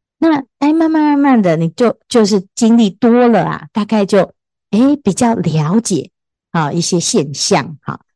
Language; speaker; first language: Chinese; native; Chinese